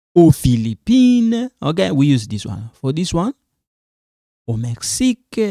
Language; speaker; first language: English; non-native, fluent; Lingala